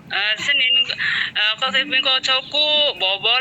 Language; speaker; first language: Chinese; non-native, learner; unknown